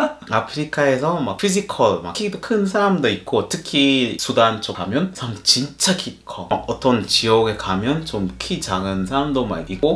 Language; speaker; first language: Korean; non-native, fluent; Gusii